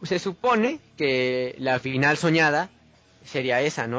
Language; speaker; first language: Spanish; native; Spanish